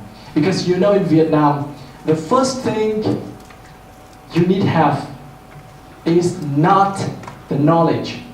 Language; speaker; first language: English; non-native, fluent; Vietnamese